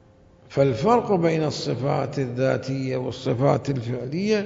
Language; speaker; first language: Arabic; native; Arabic